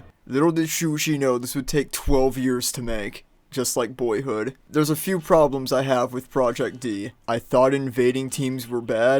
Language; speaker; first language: English; native; English